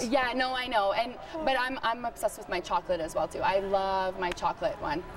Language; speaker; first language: English; early bilingual, heritage; Spanish